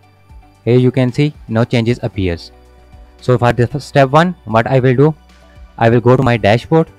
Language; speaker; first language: English; non-native, fluent; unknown